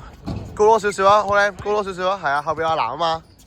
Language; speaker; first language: Chinese; native; Chinese